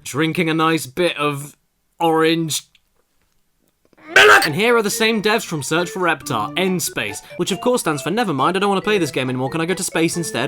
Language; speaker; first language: English; native; English